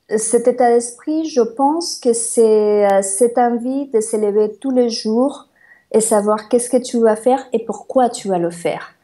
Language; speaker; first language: French; non-native, fluent; Spanish